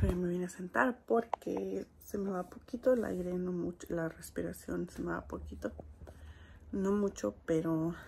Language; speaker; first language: Spanish; early bilingual, heritage; Spanish